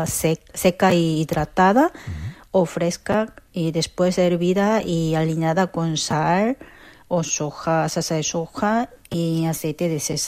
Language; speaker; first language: Spanish; non-native, fluent; Korean